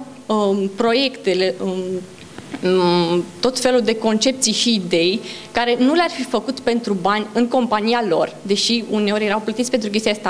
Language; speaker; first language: Romanian; native; Romanian